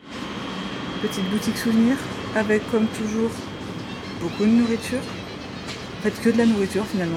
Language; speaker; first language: French; native; French